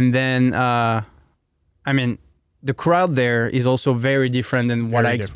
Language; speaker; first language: English; non-native, fluent; French